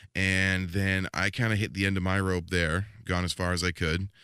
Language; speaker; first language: English; native; English